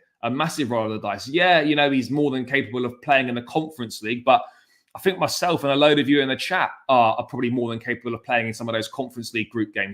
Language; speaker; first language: English; native; English